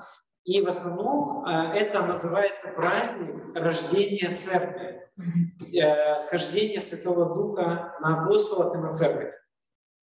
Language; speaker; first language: Russian; native; Russian